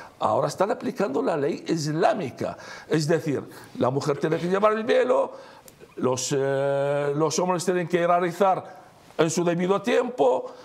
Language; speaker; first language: Spanish; non-native, fluent; Arabic